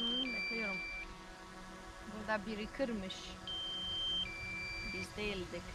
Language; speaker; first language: Turkish; non-native, learner; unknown